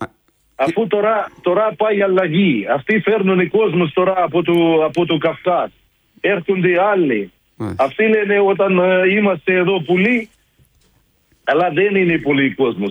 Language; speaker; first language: Greek; non-native, learner; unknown